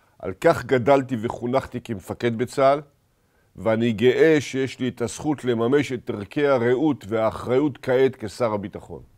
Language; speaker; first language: Hebrew; native; Hebrew